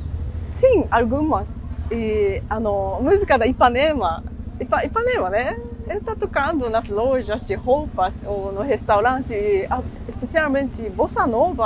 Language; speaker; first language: Portuguese; non-native, fluent; Japanese